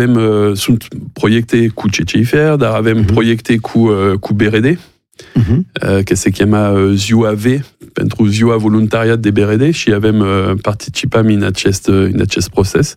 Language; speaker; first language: Romanian; non-native, learner; French